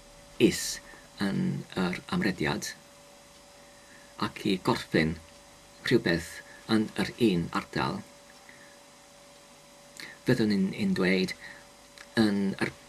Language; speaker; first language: Welsh; non-native, learner; English